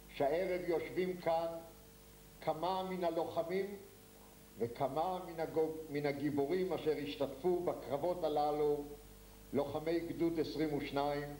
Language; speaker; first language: Hebrew; native; Hebrew